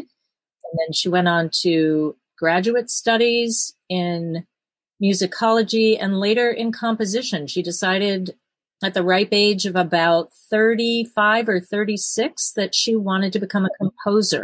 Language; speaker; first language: English; native; English